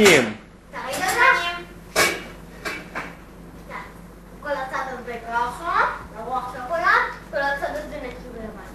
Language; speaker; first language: Hebrew; native; Hebrew